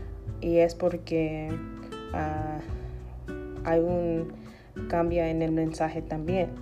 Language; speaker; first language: Spanish; non-native, learner; English